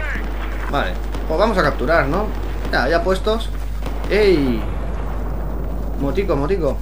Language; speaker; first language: Spanish; native; Spanish